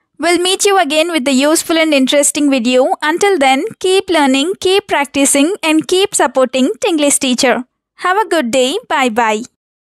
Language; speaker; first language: English; non-native, local second language; Telugu